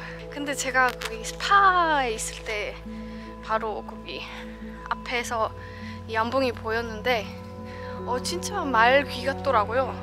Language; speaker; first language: Korean; non-native, fluent; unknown